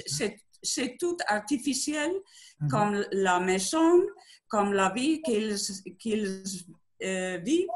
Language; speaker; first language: French; non-native, learner; Spanish